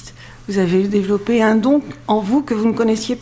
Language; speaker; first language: French; native; French